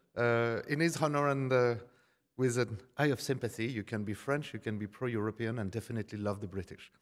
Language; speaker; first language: English; non-native, fluent; French